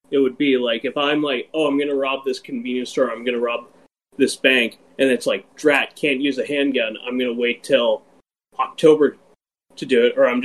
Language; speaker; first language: English; native; English